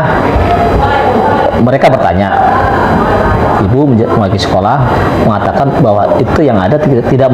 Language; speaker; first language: Indonesian; native; Indonesian